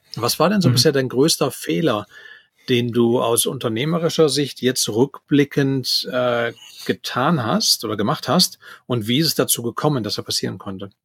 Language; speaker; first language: German; native; German